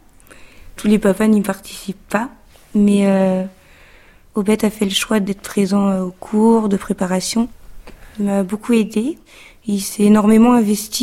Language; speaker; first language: French; native; French